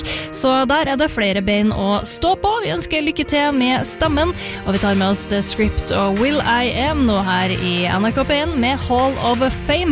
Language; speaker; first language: Norwegian; native; Norwegian